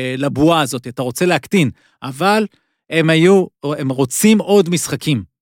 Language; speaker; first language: Hebrew; native; Hebrew